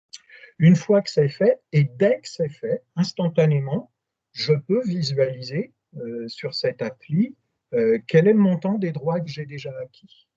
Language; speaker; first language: French; native; French